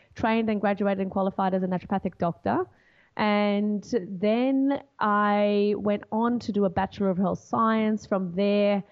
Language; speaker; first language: English; non-native, fluent; Portuguese